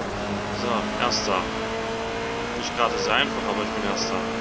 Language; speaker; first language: German; native; German